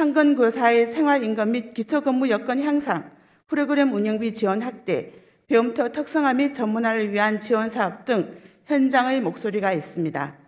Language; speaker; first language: Korean; native; Korean